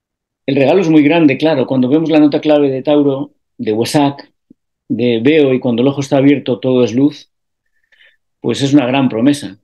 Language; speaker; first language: Spanish; native; Spanish